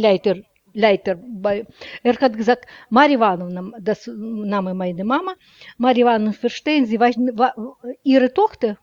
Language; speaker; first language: German; non-native, learner; Russian